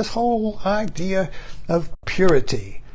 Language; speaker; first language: English; native; English